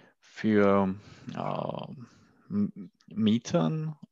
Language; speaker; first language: German; non-native, learner; Czech